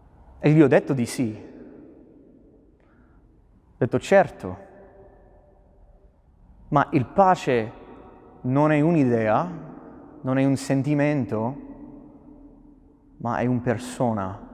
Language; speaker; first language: Italian; non-native, fluent; English